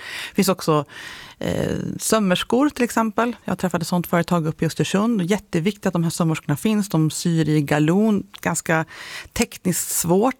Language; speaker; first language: Swedish; native; Swedish